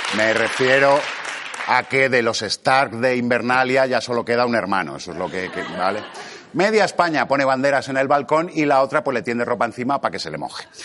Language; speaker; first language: Spanish; native; Spanish